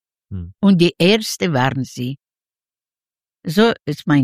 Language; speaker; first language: German; non-native, learner; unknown